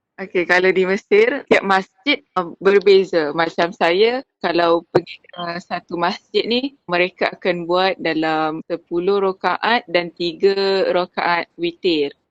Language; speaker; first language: Malay; native; Malay